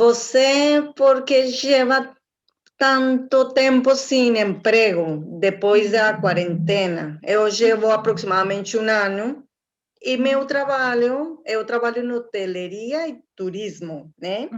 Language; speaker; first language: Portuguese; non-native, fluent; Spanish